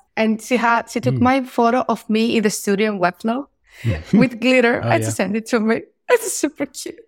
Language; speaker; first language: English; non-native, fluent; Greek